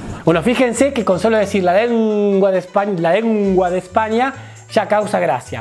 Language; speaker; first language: Spanish; native; Spanish